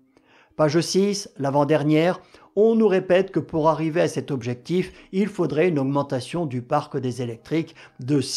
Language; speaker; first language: French; native; French